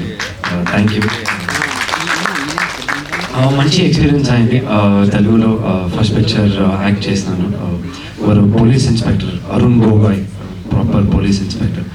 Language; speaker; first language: Telugu; non-native, local second language; Kannada